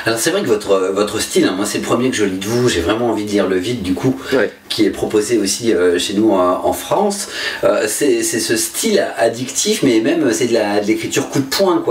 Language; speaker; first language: French; native; French